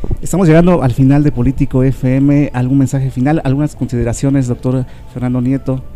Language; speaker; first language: Spanish; native; Spanish